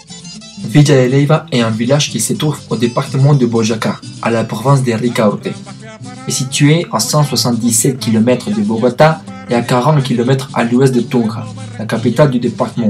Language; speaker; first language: French; non-native, learner; Spanish